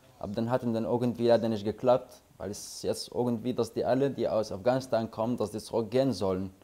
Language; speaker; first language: German; non-native, learner; Arabic